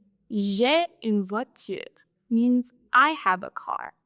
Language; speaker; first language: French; non-native, fluent; English